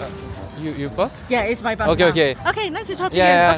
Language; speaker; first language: English; non-native, learner; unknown